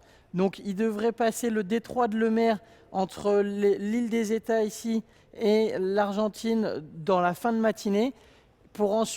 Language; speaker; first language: French; native; French